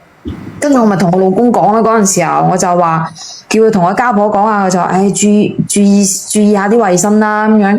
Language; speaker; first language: Cantonese; native; Cantonese